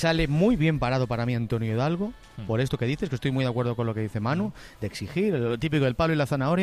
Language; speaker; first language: Spanish; native; Spanish